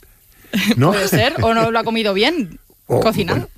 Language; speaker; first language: Spanish; native; Spanish